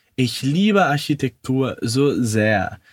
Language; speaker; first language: German; non-native, fluent; Portuguese